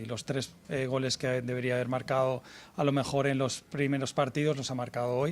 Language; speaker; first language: Spanish; native; Spanish